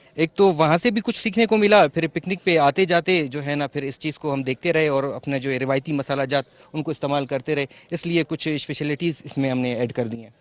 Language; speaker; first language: Urdu; non-native, local second language; Pashto